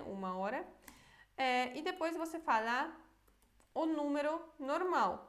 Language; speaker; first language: Portuguese; non-native, fluent; Polish